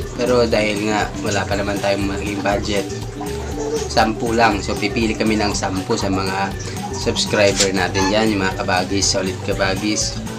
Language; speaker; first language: Filipino; non-native, local second language; Iloko